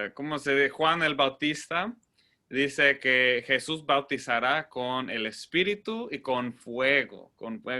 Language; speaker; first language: Spanish; non-native, fluent; English